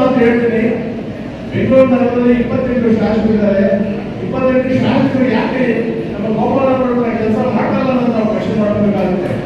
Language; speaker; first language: Kannada; native; Kannada